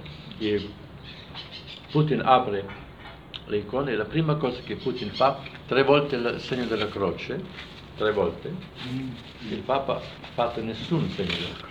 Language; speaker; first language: Italian; non-native, fluent; German